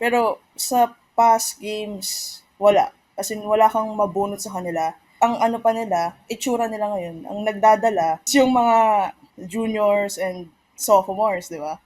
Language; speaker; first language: Filipino; native; Filipino